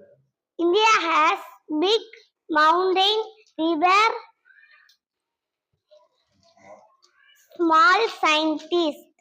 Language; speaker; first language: English; non-native, learner; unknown